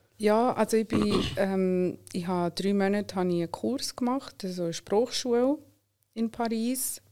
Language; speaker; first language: German; early bilingual, other home language; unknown